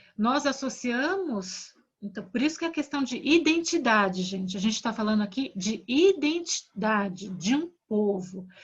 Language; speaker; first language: Portuguese; native; Portuguese